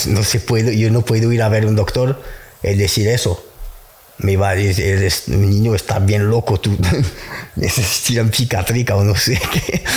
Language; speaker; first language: Spanish; non-native, learner; French